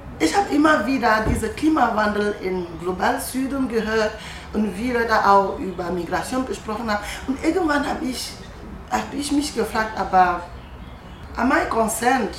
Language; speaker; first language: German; non-native, fluent; French